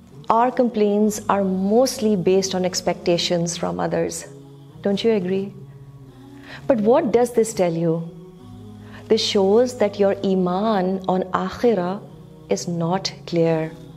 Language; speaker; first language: English; non-native, local second language; Urdu